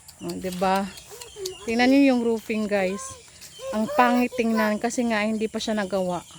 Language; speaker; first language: Filipino; non-native, local second language; Cebuano